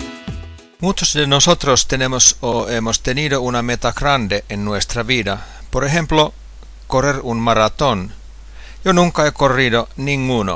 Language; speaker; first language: Spanish; non-native, fluent; Finnish